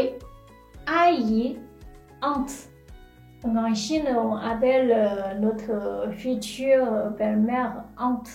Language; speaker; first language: French; non-native, fluent; Chinese